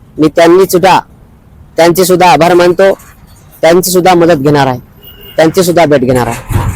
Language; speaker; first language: Marathi; non-native, local second language; Lambadi